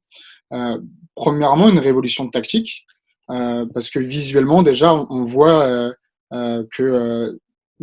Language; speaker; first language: French; native; French